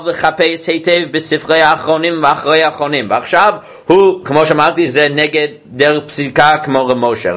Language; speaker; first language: Hebrew; non-native, fluent; English